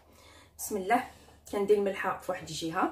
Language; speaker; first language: Arabic; native; Arabic